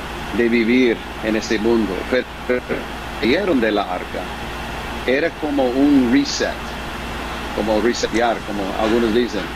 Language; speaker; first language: Spanish; non-native, fluent; English